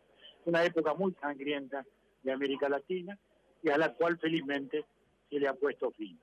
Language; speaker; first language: Spanish; native; Spanish